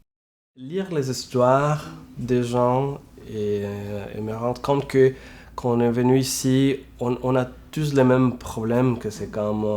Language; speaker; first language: French; non-native, fluent; Spanish